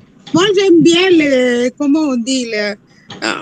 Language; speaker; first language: French; non-native, local second language; Tamil